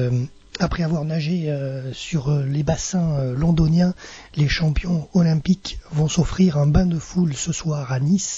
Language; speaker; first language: French; native; French